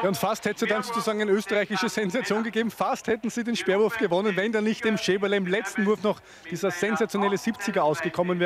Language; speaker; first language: German; native; German